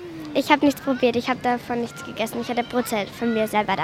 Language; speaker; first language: German; native; German